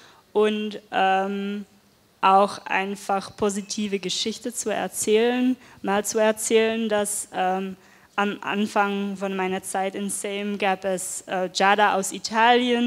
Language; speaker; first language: German; non-native, fluent; Dutch